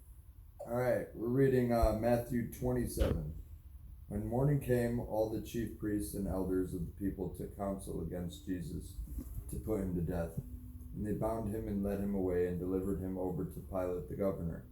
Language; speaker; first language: English; native; English